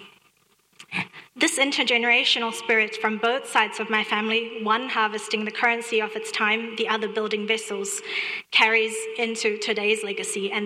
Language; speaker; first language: English; non-native, fluent; Divehi